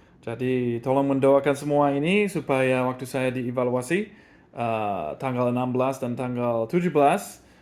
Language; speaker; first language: Indonesian; non-native, fluent; English